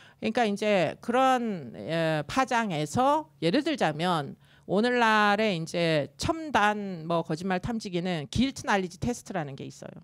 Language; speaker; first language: Korean; native; Korean